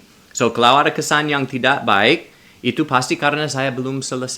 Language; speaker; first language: Indonesian; non-native, learner; English